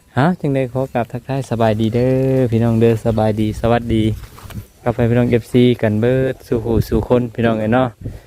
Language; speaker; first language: Thai; native; Thai